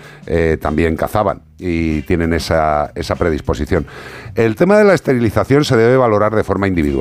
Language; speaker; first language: Spanish; native; Spanish